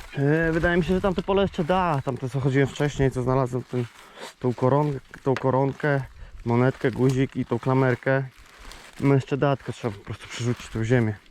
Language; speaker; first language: Polish; native; Polish